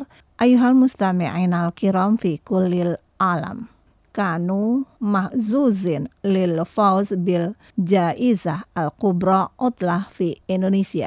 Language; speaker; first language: Arabic; non-native, learner; Indonesian